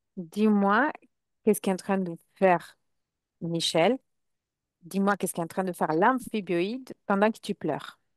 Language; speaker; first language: French; non-native, fluent; Italian